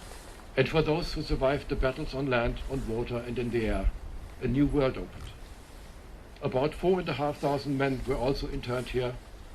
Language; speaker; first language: English; non-native, fluent; German